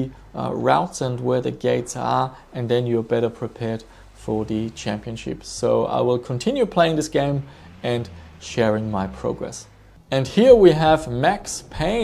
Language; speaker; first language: English; non-native, fluent; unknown